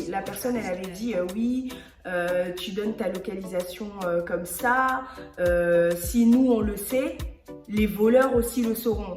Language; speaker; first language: French; early bilingual, other home language; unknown